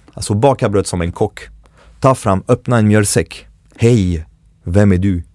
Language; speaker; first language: Swedish; non-native, fluent; French